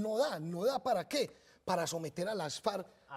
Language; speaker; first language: Spanish; native; Spanish